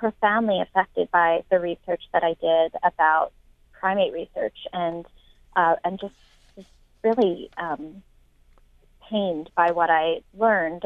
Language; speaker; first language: English; native; English